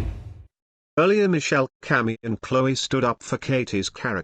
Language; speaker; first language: English; native; English